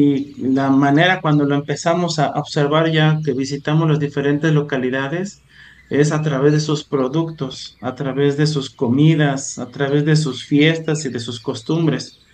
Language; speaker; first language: Spanish; native; Spanish